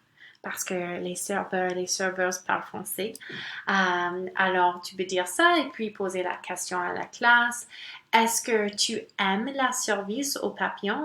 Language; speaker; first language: French; non-native, local second language; English